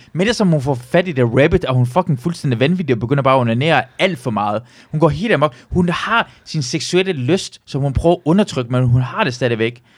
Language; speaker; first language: Danish; early bilingual, other home language; Persian